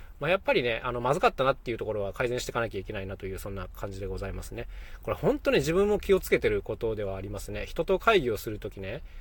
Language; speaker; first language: Japanese; native; Japanese